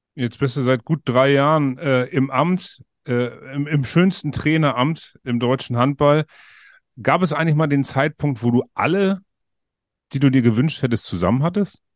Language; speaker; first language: German; native; German